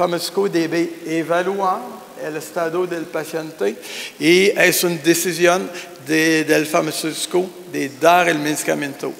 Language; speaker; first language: Spanish; non-native, learner; French